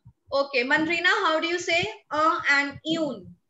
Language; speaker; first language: English; non-native, local second language; Hindi